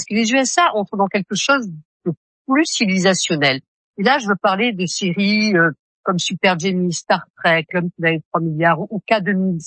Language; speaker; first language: French; native; French